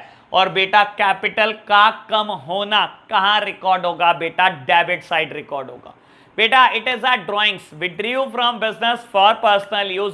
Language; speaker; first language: Hindi; native; Hindi